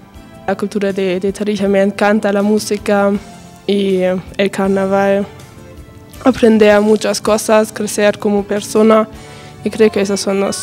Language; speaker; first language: Spanish; non-native, fluent; German